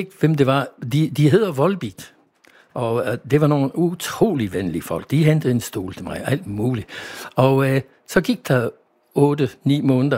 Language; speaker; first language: Danish; non-native, fluent; English